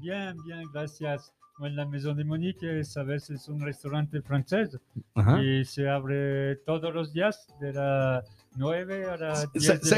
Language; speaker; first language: Spanish; non-native, learner; French